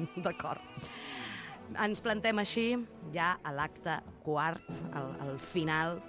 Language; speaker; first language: Catalan; early bilingual, other home language; Spanish